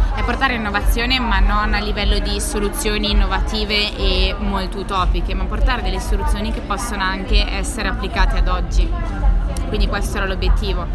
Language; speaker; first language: Italian; native; Italian